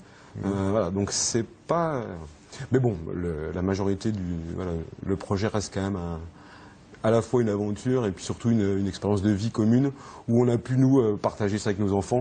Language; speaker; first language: French; native; French